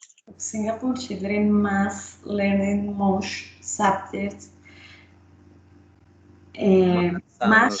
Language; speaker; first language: English; non-native, learner; Spanish